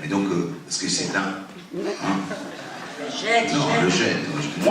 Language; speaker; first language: French; non-native, fluent; Italian